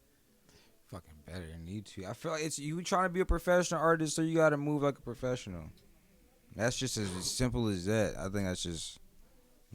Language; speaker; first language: English; native; English